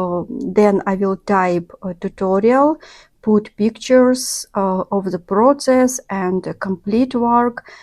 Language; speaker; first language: English; non-native, learner; Russian